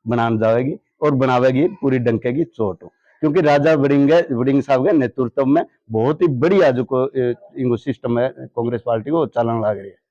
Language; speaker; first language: Hindi; native; Hindi